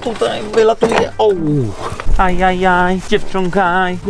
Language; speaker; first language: Polish; native; Polish